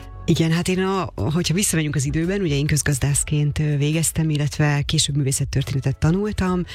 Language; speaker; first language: Hungarian; native; Hungarian